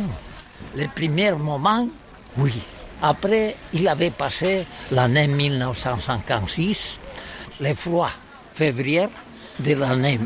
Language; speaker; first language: French; non-native, learner; Catalan